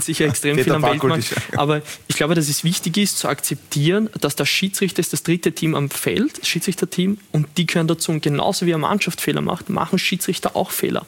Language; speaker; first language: German; native; German